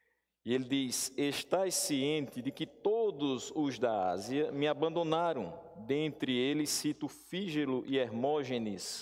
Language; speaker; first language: Portuguese; native; Portuguese